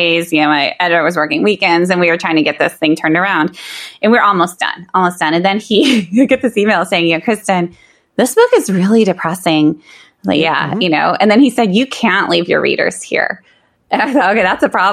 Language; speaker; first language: English; native; English